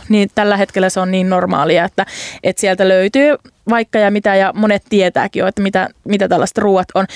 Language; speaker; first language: Finnish; native; Finnish